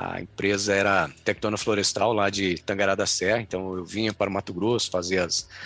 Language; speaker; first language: Portuguese; native; Portuguese